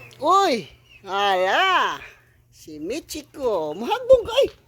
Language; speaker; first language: Filipino; non-native, local second language; Cebuano